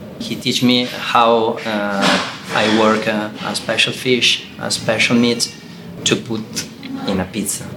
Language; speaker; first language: English; non-native, learner; Italian